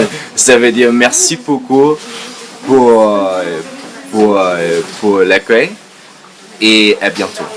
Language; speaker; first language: French; non-native, fluent; Danish